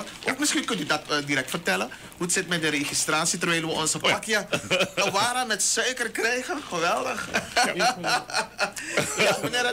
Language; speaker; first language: Dutch; native; Dutch